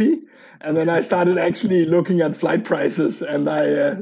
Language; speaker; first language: English; non-native, fluent; Danish